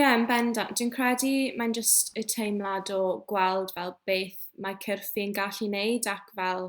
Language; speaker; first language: Welsh; non-native, local second language; English